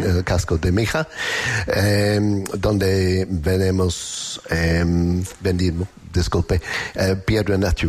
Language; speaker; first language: Spanish; non-native, learner; English